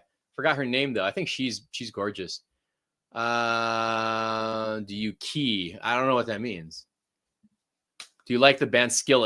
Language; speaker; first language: English; native; English